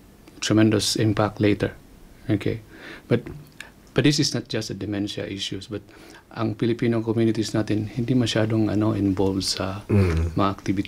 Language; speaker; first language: English; non-native, local second language; Cebuano